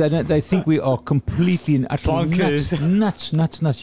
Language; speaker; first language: English; native; English